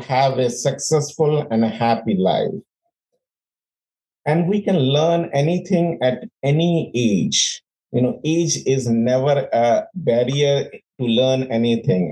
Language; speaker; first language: English; non-native, local second language; Hindi